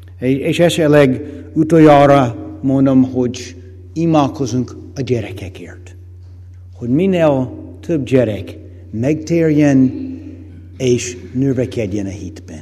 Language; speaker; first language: Hungarian; non-native, fluent; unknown